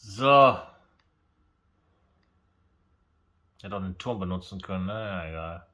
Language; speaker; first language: German; native; German